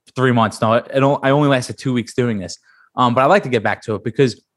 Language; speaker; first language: English; native; English